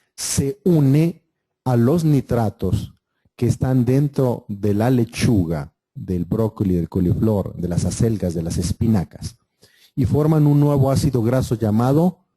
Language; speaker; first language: Spanish; native; Spanish